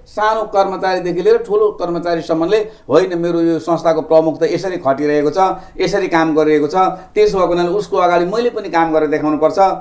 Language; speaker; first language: Nepali; native; Nepali